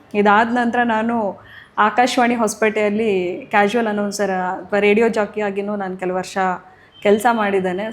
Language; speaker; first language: Kannada; non-native, local second language; Lambadi